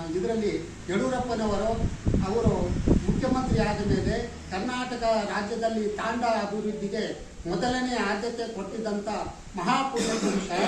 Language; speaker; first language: Kannada; non-native, local second language; Lambadi